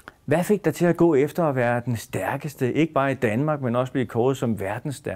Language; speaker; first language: Danish; native; Danish